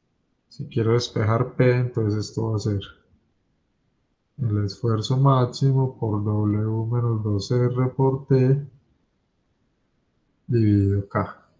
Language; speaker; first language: Spanish; native; Spanish